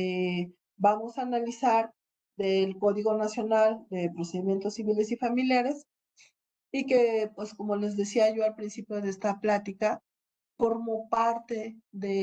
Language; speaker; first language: Spanish; native; Spanish